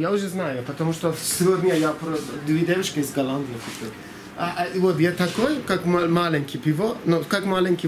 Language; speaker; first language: Russian; non-native, learner; Persian